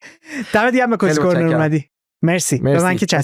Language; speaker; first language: Persian; native; Persian